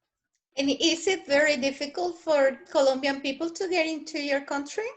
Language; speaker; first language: English; non-native, fluent; Spanish